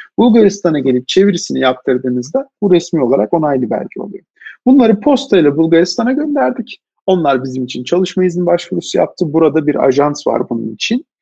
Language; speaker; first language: Turkish; native; Turkish